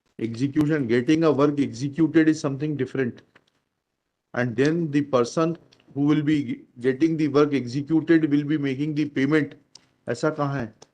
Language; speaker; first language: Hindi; native; Hindi